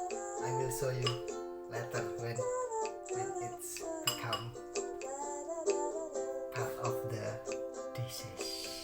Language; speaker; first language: English; non-native, learner; Indonesian